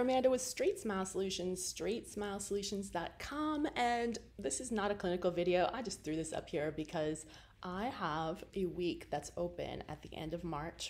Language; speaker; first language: English; native; English